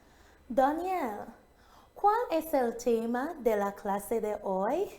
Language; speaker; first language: Spanish; non-native, fluent; English